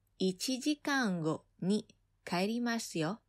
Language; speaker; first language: Japanese; non-native, fluent; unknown